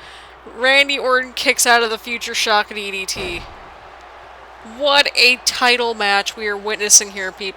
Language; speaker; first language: English; native; English